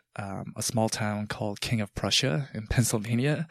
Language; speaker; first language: English; native; English